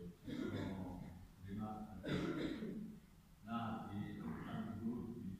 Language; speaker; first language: Italian; non-native, learner; Japanese